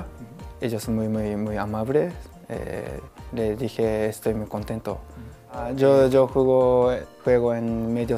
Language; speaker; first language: Spanish; non-native, learner; Japanese